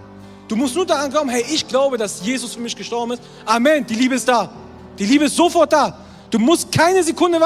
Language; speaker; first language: German; native; German